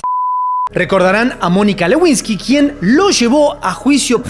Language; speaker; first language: Spanish; native; Spanish